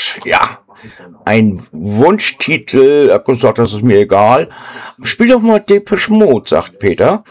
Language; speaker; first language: German; native; German